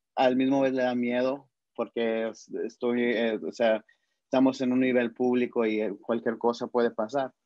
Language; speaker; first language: Spanish; early bilingual, heritage; Spanish